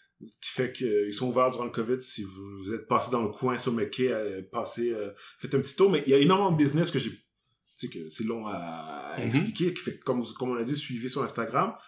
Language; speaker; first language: French; native; French